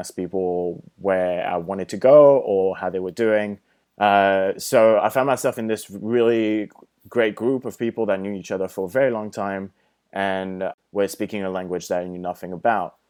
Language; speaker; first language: English; non-native, fluent; French